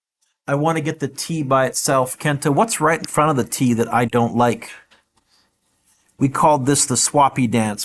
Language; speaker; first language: English; native; English